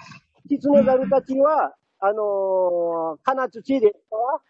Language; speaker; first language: Japanese; non-native, fluent; Malagasy